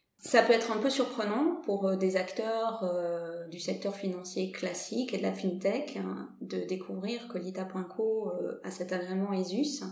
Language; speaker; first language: French; native; French